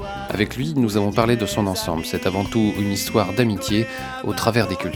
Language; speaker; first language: French; native; French